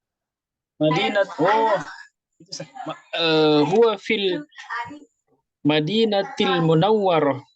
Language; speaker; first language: Arabic; non-native, learner; Indonesian